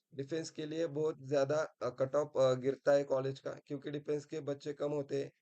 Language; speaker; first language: Hindi; non-native, local second language; Marathi